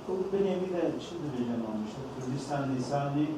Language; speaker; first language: Turkish; non-native, local second language; Kurdish